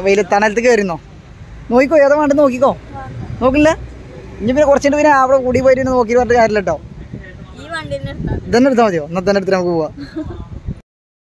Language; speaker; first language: Malayalam; native; Malayalam